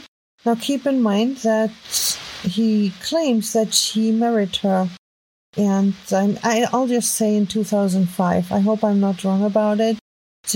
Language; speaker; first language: English; non-native, fluent; German